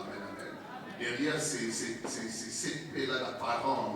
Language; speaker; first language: French; non-native, local second language; Lingala